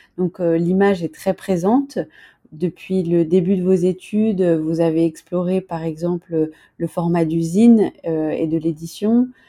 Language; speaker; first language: French; native; French